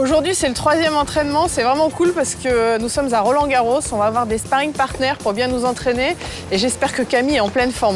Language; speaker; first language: French; native; French